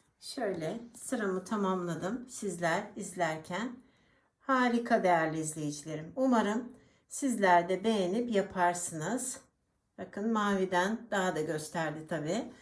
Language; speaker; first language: Turkish; native; Turkish